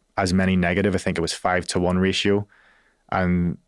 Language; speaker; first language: English; native; English